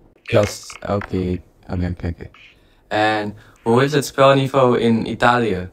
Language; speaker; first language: Dutch; non-native, fluent; Indonesian